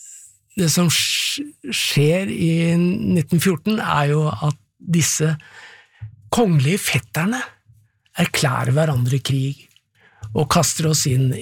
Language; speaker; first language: Norwegian; native; Norwegian